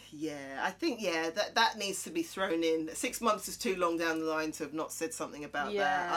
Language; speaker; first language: English; native; English